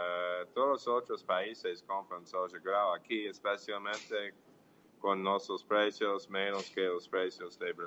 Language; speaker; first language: Portuguese; non-native, fluent; English